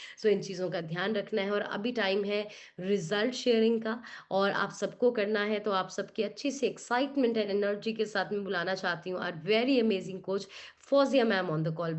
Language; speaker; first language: Hindi; non-native, local second language; Punjabi